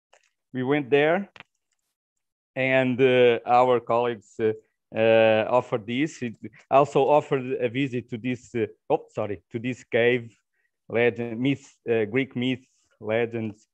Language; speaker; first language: English; non-native, fluent; Portuguese